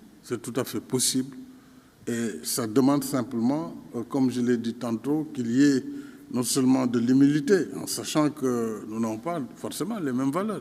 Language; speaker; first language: French; non-native, local second language; Fula